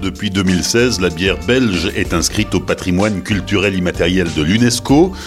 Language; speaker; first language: French; native; French